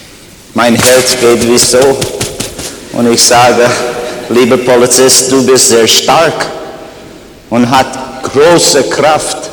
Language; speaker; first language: German; non-native, learner; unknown